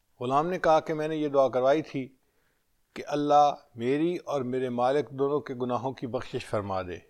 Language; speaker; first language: Urdu; native; Urdu